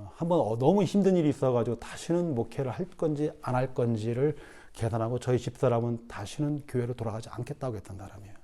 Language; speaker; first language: Korean; native; Korean